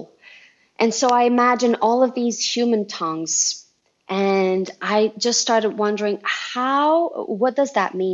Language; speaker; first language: English; non-native, fluent; Portuguese